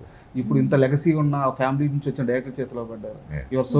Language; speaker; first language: Telugu; native; Telugu